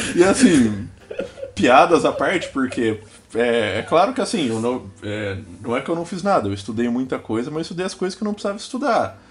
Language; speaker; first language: Portuguese; native; Portuguese